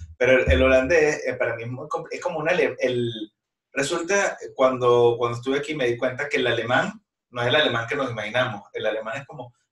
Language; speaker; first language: Spanish; native; Spanish